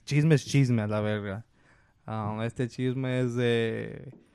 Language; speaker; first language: Spanish; early bilingual, heritage; Spanish